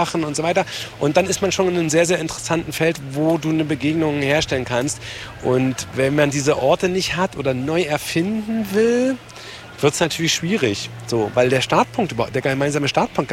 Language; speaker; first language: German; native; German